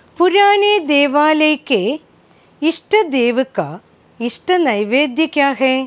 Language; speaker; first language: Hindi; non-native, local second language; Malayalam